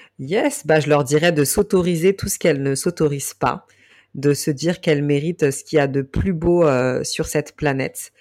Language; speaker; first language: French; native; French